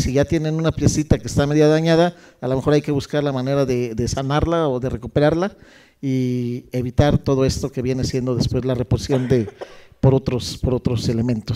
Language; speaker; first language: Spanish; native; Spanish